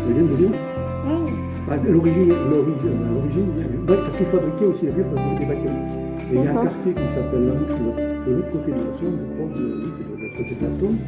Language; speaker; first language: French; native; French